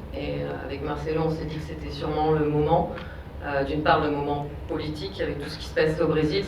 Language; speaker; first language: French; native; French